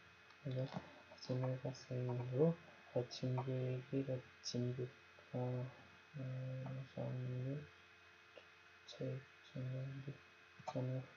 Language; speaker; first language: Korean; non-native, learner; Nepali